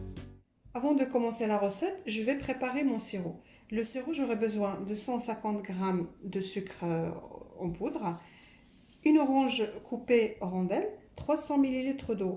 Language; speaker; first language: French; non-native, local second language; Arabic